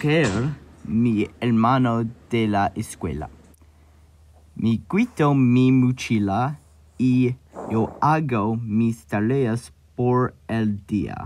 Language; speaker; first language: Spanish; non-native, learner; English